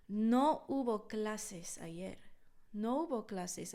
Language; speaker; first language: Spanish; non-native, fluent; English